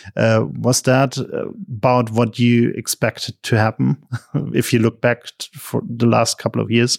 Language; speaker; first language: English; non-native, fluent; German